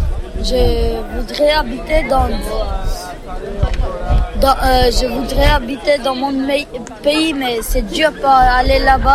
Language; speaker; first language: French; non-native, learner; Albanian